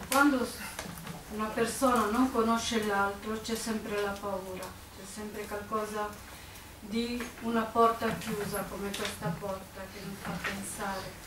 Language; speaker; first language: Italian; non-native, fluent; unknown